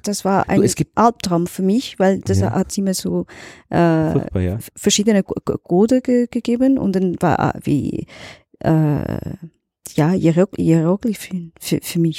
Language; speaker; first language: German; non-native, learner; Portuguese